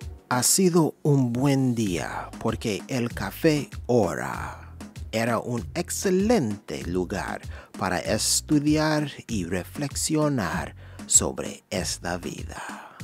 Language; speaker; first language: Spanish; non-native, learner; English